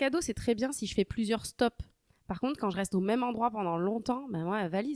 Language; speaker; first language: French; native; French